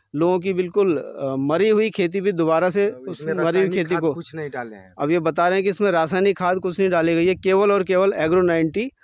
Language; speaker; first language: Hindi; native; Hindi